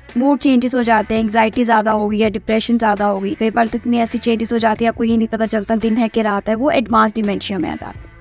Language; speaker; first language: Hindi; native; Hindi